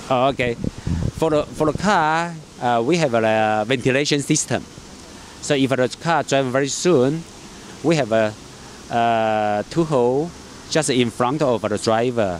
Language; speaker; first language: English; non-native, learner; Chinese